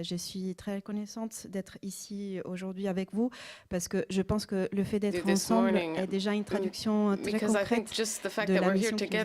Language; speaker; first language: French; native; French